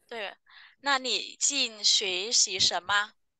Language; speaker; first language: Chinese; non-native, fluent; Vietnamese